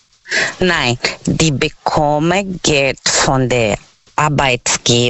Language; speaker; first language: German; non-native, fluent; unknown